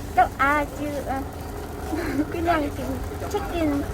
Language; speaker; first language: Korean; non-native, learner; Vietnamese